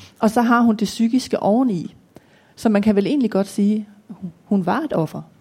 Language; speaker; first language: Danish; native; Danish